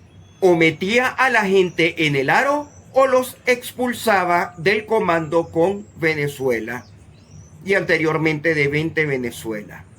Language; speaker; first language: Spanish; native; Spanish